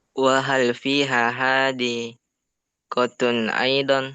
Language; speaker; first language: Arabic; non-native, learner; Indonesian